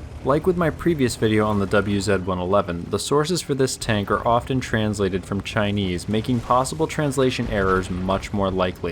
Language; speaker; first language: English; native; English